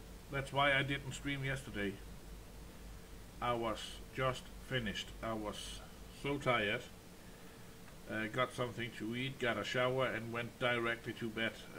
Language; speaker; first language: English; non-native, fluent; Danish